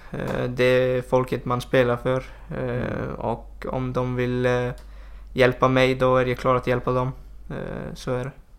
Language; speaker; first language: Swedish; non-native, fluent; Icelandic